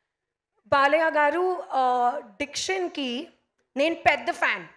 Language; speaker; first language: Telugu; non-native, learner; Hindi